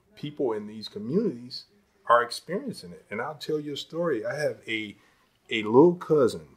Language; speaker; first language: English; native; English